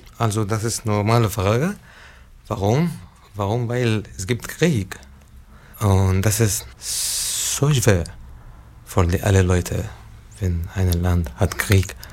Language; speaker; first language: German; non-native, learner; Arabic